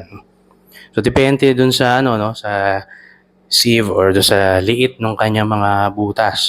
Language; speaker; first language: Filipino; native; Filipino